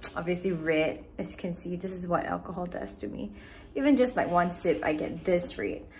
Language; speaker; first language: English; native; English